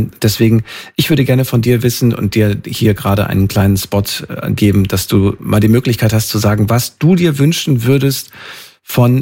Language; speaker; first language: German; native; German